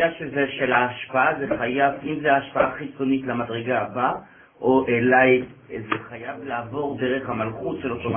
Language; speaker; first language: Hebrew; non-native, fluent; French